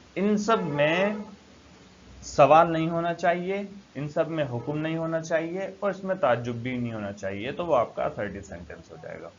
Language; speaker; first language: Urdu; native; Urdu